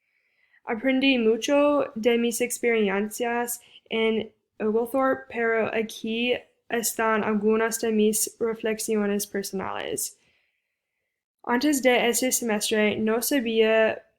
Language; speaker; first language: Spanish; non-native, fluent; English